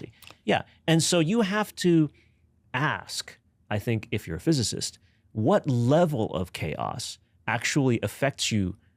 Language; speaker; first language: English; native; English